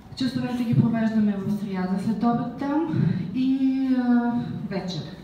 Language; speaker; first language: Bulgarian; native; Bulgarian